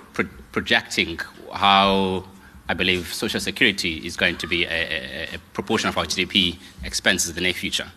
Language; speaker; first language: English; non-native, local second language; Xhosa